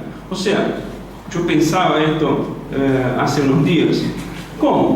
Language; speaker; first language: Spanish; non-native, fluent; Portuguese